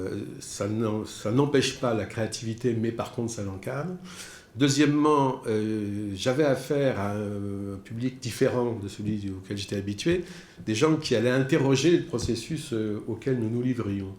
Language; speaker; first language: French; native; French